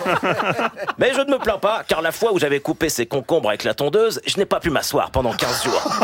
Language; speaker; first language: French; native; French